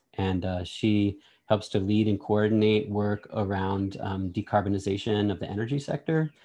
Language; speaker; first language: English; native; English